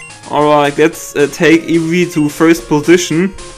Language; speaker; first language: English; non-native, learner; German